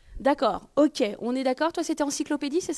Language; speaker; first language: French; native; French